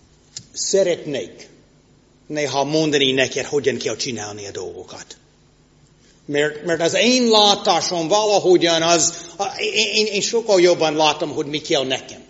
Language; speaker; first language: Hungarian; non-native, fluent; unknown